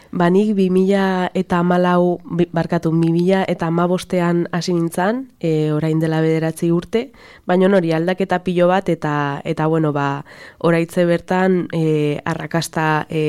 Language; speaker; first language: Basque; non-native, local second language; Spanish